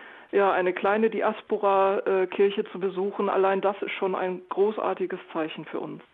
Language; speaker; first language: German; native; German